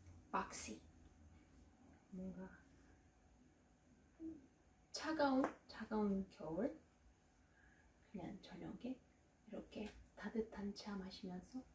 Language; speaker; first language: Korean; non-native, fluent; Russian